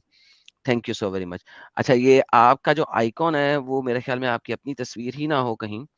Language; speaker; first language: Hindi; native; Hindi